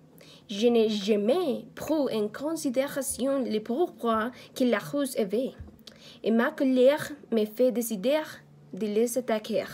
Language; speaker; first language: French; non-native, learner; Spanish